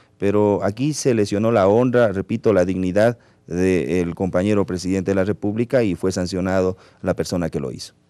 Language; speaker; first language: Spanish; native; Spanish